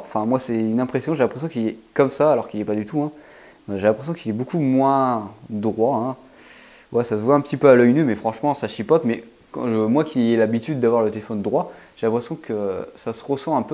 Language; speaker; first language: French; native; French